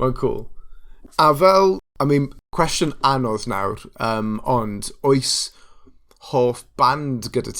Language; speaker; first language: Welsh; non-native, local second language; English